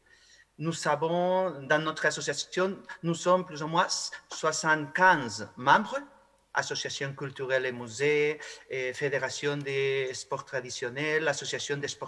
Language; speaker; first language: French; non-native, fluent; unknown